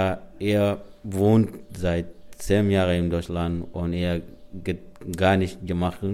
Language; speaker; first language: German; non-native, learner; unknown